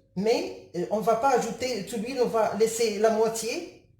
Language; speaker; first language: French; non-native, local second language; Arabic